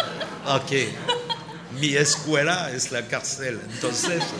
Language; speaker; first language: Spanish; non-native, learner; French